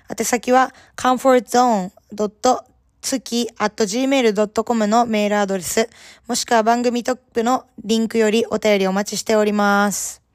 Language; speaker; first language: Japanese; native; Japanese